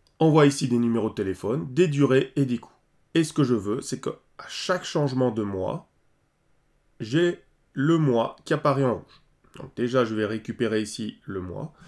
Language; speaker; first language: French; native; French